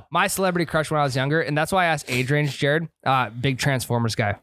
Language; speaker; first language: English; native; English